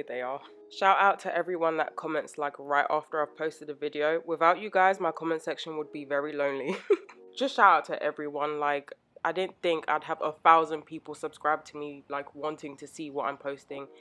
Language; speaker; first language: English; native; English